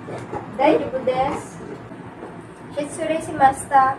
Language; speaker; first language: Japanese; non-native, learner; Filipino